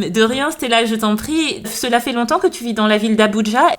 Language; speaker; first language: French; native; French